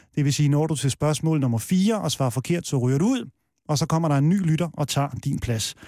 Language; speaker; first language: Danish; native; Danish